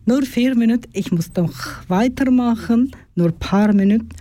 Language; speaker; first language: German; non-native, learner; Turkish